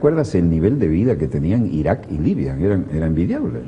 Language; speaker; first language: Spanish; native; Spanish